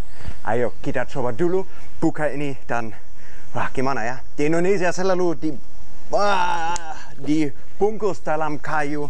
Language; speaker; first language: Indonesian; non-native, fluent; German